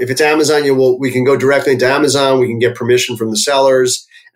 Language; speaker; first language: English; native; English